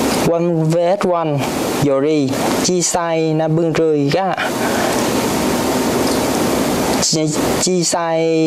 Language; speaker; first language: Japanese; non-native, learner; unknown